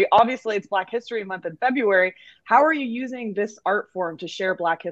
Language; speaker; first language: English; native; English